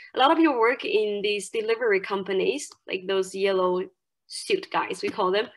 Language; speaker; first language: English; non-native, fluent; Chinese